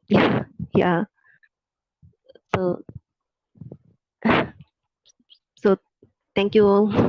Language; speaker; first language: Hindi; non-native, fluent; Bangla